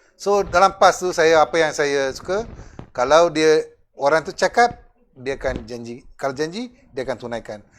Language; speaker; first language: Malay; non-native, local second language; Tamil